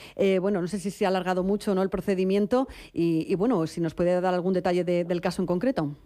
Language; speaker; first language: Spanish; non-native, local second language; Catalan